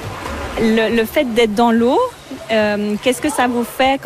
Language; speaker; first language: French; native; French